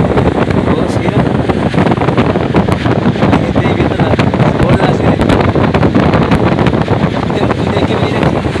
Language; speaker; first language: Spanish; native; Spanish